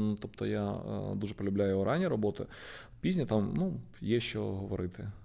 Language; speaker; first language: Ukrainian; non-native, local second language; Russian